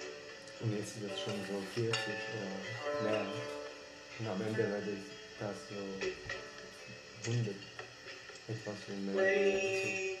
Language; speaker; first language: German; non-native, learner; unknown